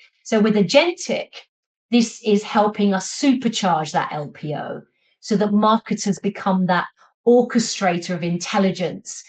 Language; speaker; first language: English; native; English